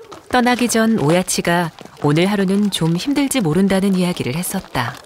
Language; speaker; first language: Korean; native; Korean